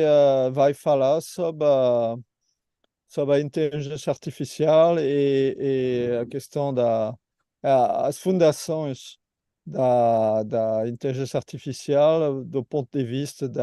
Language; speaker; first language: Portuguese; non-native, learner; French